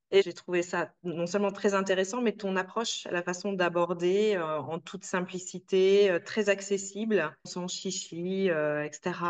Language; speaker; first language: French; native; French